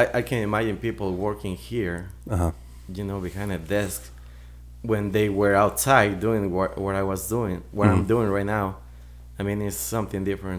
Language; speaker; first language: English; non-native, fluent; Spanish